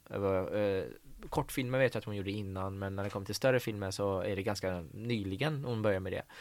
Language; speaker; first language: Swedish; early bilingual, other home language; Persian